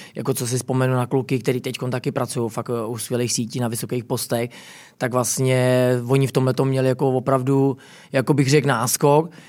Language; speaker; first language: Czech; native; Czech